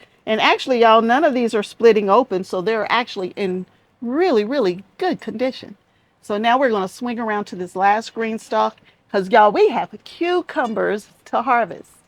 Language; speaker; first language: English; native; English